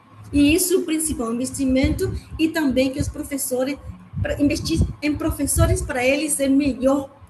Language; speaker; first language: Portuguese; non-native, learner; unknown